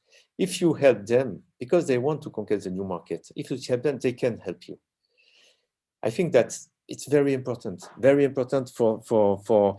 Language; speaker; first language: English; non-native, learner; French